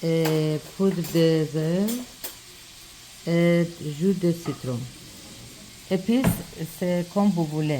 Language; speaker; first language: French; non-native, learner; Persian